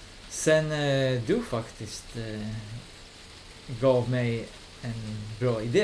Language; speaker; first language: Swedish; non-native, learner; Hebrew